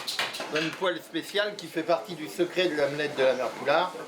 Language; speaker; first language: French; native; French